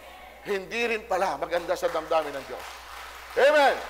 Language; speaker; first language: Filipino; native; Filipino